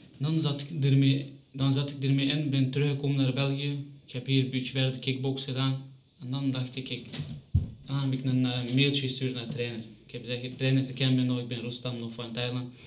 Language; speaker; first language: Dutch; non-native, fluent; Chechen